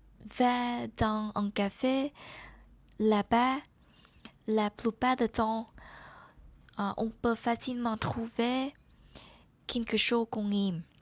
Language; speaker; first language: French; non-native, learner; Vietnamese